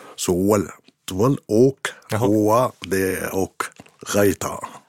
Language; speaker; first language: Swedish; non-native, fluent; Arabic